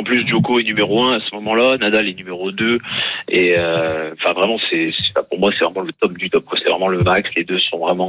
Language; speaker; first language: French; native; French